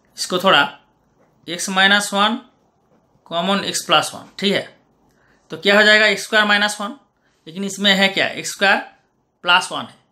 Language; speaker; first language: Hindi; non-native, local second language; Bangla